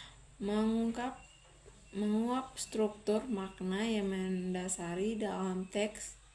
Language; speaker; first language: Indonesian; native; Indonesian